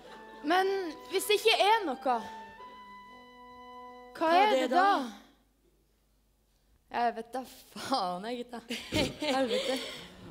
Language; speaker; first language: Norwegian; native; Norwegian